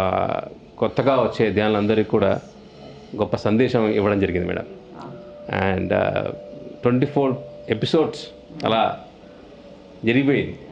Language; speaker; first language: Telugu; native; Telugu